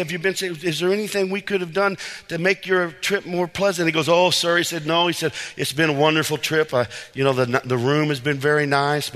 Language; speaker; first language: English; native; English